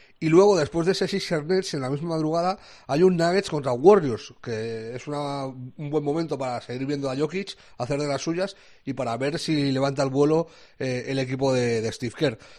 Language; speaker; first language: Spanish; native; Spanish